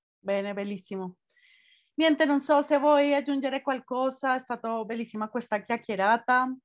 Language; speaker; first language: Italian; non-native, fluent; Spanish